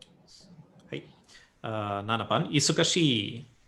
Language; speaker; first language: Japanese; non-native, fluent; English